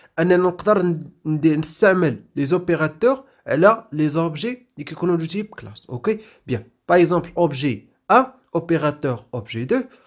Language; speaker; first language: French; non-native, local second language; Arabic